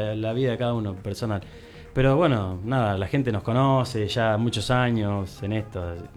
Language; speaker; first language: Spanish; native; Spanish